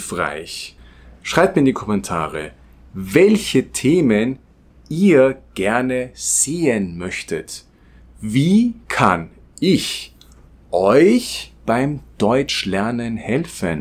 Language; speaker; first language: German; non-native, fluent; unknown